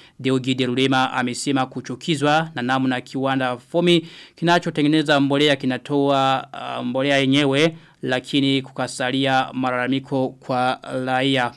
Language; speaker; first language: Swahili; non-native, local second language; Rundi